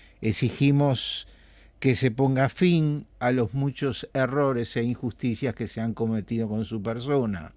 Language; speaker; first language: Spanish; native; Spanish